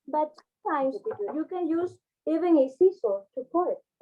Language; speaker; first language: English; non-native, fluent; Spanish